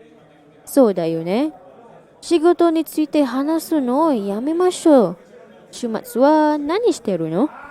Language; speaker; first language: Japanese; non-native, learner; English